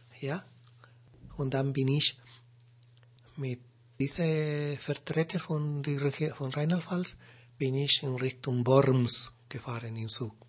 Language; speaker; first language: German; non-native, learner; Spanish